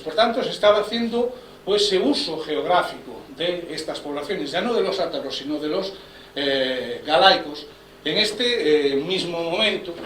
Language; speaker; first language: Spanish; non-native, local second language; Galician